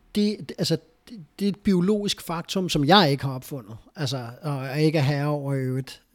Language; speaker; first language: Danish; early bilingual, other home language; Spanish